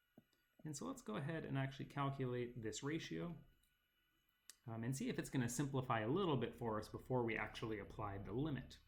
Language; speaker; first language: English; native; English